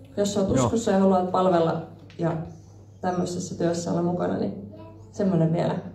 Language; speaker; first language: Finnish; native; Finnish